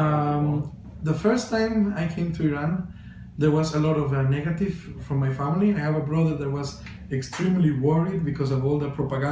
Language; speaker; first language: English; non-native, fluent; Spanish